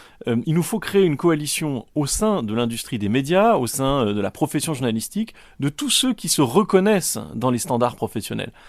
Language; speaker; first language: French; native; French